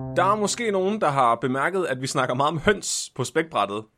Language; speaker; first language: Danish; native; Danish